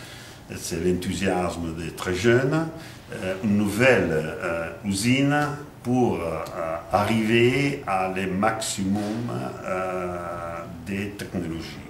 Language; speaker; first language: French; non-native, fluent; Italian